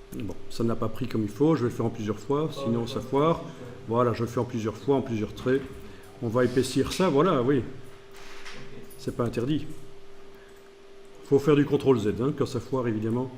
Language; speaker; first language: French; native; French